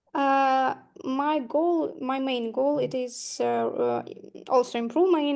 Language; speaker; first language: English; non-native, learner; Ukrainian